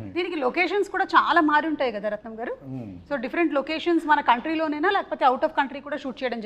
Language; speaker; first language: Telugu; native; Telugu